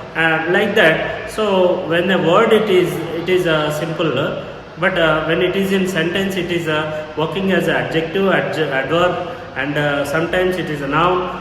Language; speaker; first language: English; non-native, local second language; Telugu